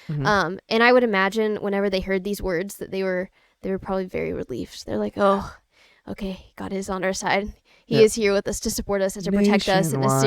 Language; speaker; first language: English; native; English